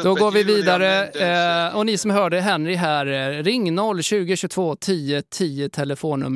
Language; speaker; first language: Swedish; native; Swedish